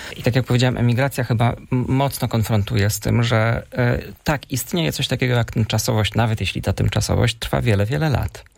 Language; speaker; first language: Polish; native; Polish